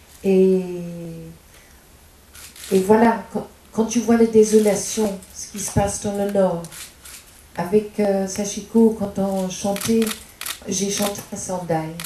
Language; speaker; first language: French; non-native, fluent; English